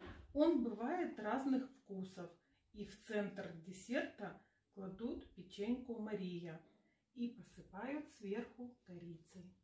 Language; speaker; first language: Russian; native; Russian